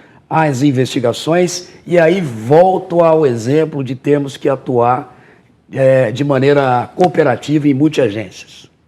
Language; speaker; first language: Portuguese; native; Portuguese